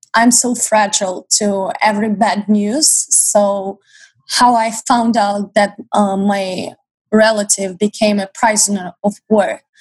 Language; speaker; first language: English; non-native, fluent; Ukrainian